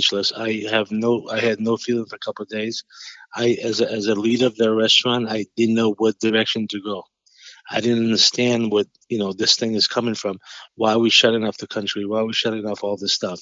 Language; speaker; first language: English; non-native, fluent; Albanian